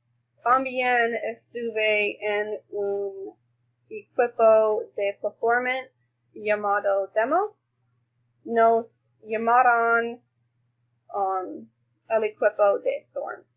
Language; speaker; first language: Spanish; non-native, learner; English